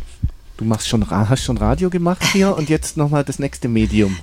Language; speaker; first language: German; native; German